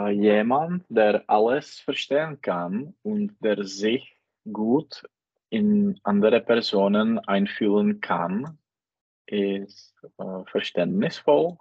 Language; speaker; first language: German; non-native, learner; Czech